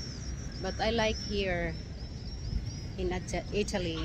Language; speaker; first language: English; non-native, local second language; Filipino